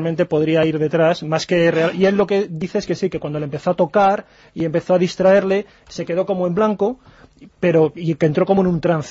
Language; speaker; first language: Spanish; native; Spanish